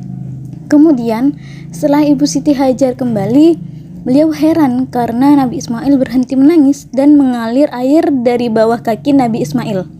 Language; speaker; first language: Indonesian; native; Indonesian